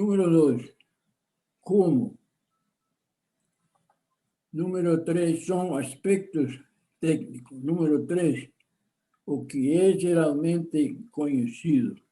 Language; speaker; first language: Portuguese; non-native, fluent; Spanish